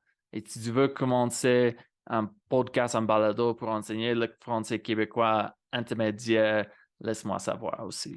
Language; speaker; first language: French; non-native, fluent; English